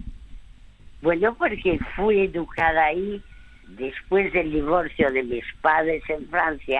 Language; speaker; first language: Spanish; early bilingual, other home language; French